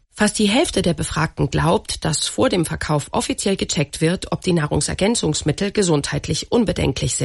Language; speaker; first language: German; native; German